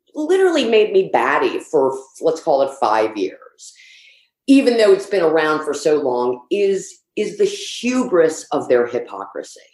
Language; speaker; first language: English; early bilingual, other home language; Swedish